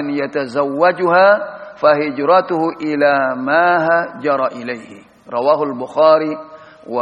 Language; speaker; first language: Arabic; non-native, fluent; Indonesian